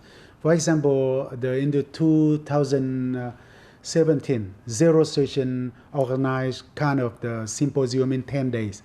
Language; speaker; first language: English; non-native, fluent; Vietnamese